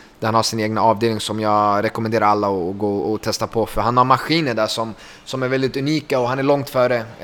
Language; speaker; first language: Swedish; early bilingual, other home language; Kurdish